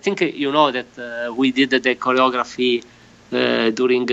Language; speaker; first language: English; non-native, learner; Italian